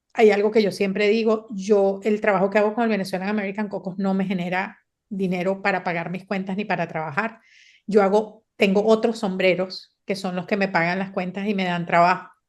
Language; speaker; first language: Spanish; native; Spanish